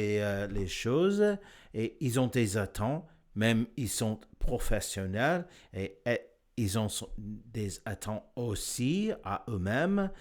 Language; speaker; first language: French; non-native, learner; English